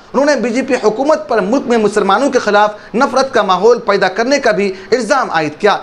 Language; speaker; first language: Urdu; native; Urdu